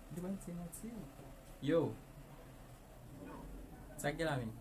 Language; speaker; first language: French; non-native, learner; Haitian Creole